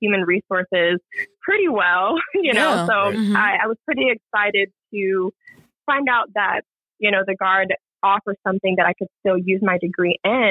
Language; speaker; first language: English; native; English